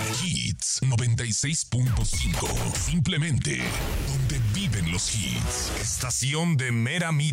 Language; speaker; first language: Spanish; native; Spanish